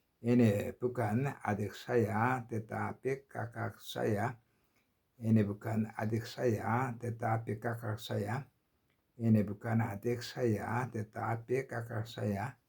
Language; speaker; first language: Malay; non-native, learner; Korean